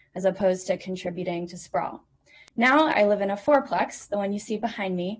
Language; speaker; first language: English; native; English